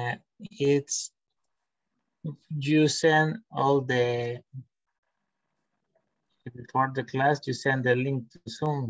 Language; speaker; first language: English; non-native, learner; Spanish